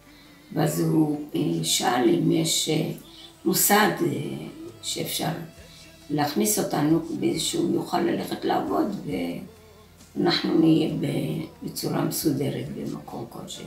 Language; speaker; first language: Hebrew; early bilingual, other home language; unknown